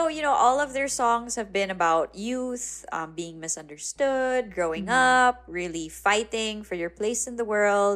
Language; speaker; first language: English; non-native, local second language; Filipino